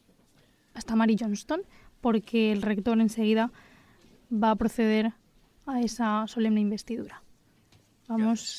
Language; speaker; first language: Spanish; native; Spanish